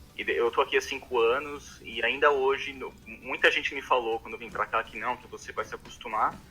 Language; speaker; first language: Portuguese; native; Portuguese